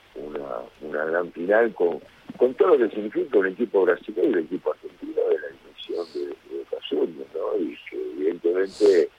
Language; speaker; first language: Spanish; native; Spanish